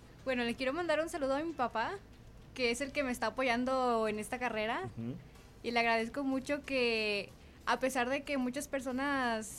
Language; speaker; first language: Spanish; native; Spanish